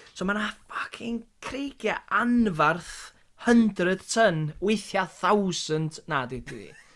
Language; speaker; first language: Welsh; native; Welsh